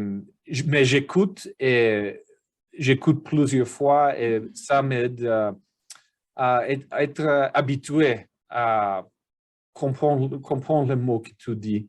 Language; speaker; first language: French; non-native, learner; English